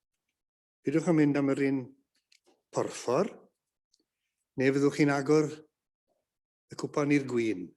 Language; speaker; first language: Welsh; native; Welsh